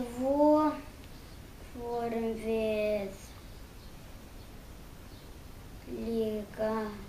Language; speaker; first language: Icelandic; early bilingual, other home language; Russian